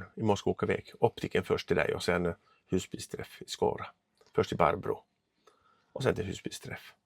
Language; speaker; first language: Swedish; native; Swedish